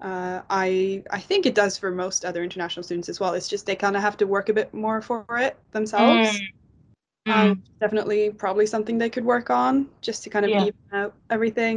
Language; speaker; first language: English; non-native, fluent; Norwegian